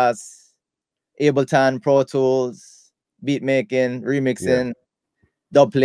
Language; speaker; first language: English; native; English